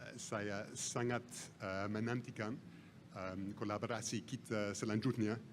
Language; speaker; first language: Indonesian; non-native, fluent; English